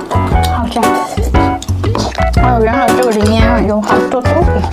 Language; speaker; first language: Chinese; non-native, learner; Korean